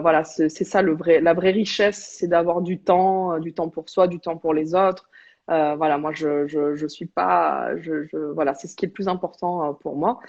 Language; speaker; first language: French; native; French